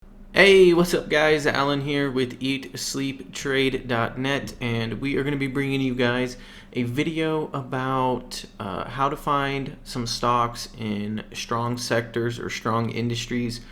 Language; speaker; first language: English; native; English